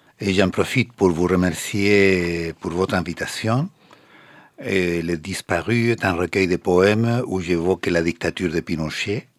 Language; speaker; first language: French; early bilingual, other home language; Spanish